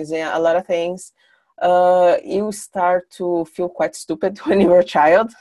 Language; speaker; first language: English; non-native, fluent; Portuguese